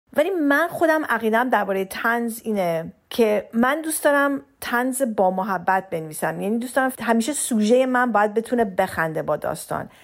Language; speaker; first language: Persian; early bilingual, heritage; Persian